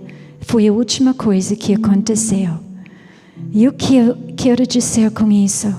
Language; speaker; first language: Portuguese; non-native, fluent; English